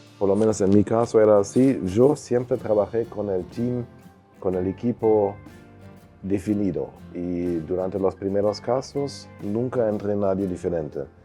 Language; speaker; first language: Spanish; non-native, fluent; German